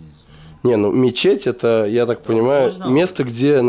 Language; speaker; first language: Russian; native; Russian